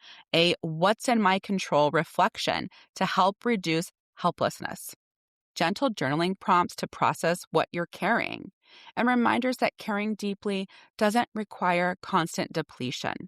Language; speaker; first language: English; native; English